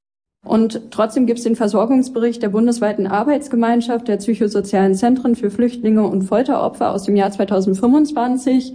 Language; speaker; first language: German; native; German